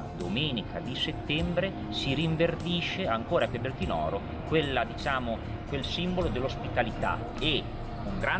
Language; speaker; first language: Italian; native; Italian